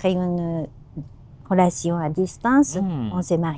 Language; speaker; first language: French; non-native, learner; Japanese